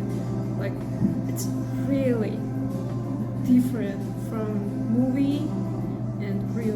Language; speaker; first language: English; non-native, learner; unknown